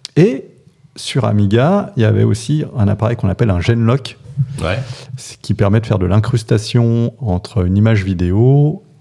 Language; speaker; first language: French; non-native, fluent; English